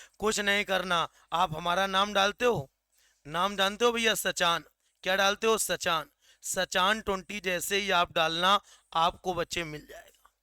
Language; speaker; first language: Hindi; native; Hindi